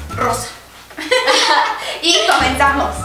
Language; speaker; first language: Spanish; native; Spanish